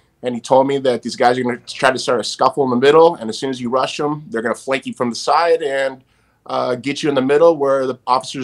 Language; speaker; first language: English; native; English